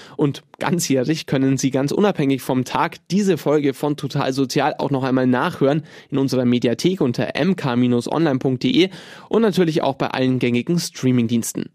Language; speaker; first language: German; native; German